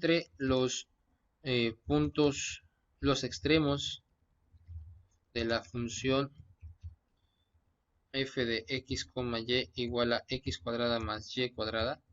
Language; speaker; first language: Spanish; native; Spanish